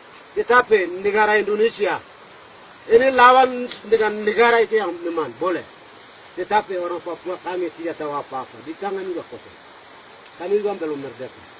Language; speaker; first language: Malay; non-native, local second language; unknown